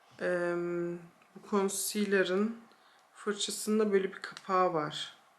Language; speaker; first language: Turkish; early bilingual, heritage; Turkish